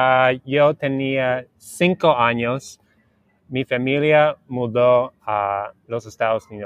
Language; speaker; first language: Spanish; non-native, learner; English